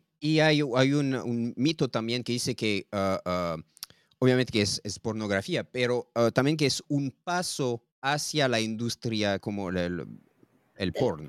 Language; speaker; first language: Spanish; non-native, learner; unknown